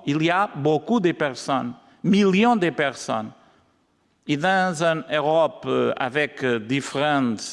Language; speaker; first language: French; non-native, learner; Portuguese